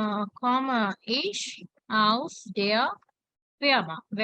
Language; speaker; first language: German; non-native, learner; Hindi